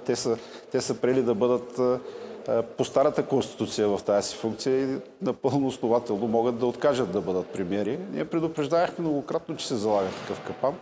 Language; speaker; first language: Bulgarian; native; Bulgarian